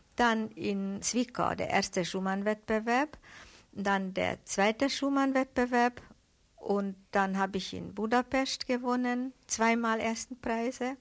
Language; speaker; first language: German; non-native, fluent; Hungarian